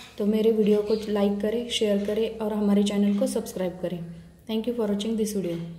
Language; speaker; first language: Hindi; non-native, local second language; Marathi